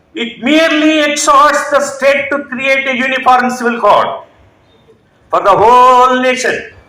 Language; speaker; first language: English; non-native, local second language; Kannada